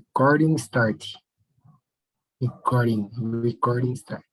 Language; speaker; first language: English; non-native, learner; Portuguese